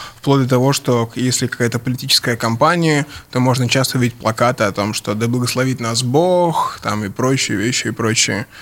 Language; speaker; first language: Russian; early bilingual, other home language; English